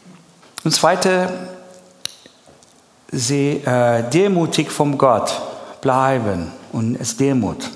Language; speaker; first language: German; non-native, learner; Persian